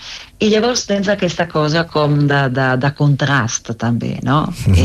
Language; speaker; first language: Catalan; non-native, fluent; Italian